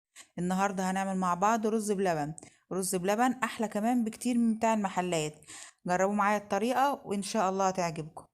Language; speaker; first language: Arabic; native; Arabic